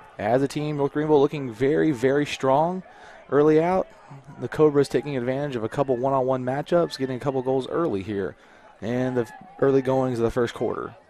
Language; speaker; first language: English; native; English